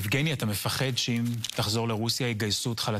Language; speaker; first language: Hebrew; native; Hebrew